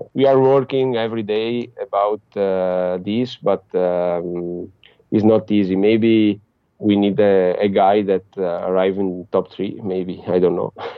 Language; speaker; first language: English; non-native, fluent; Italian